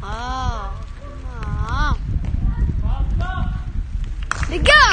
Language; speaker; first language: French; native; French